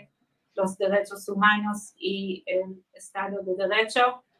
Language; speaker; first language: Spanish; non-native, fluent; Hebrew